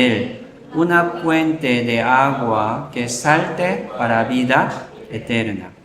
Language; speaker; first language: Spanish; non-native, learner; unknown